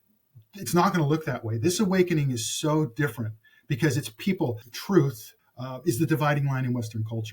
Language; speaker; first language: English; native; English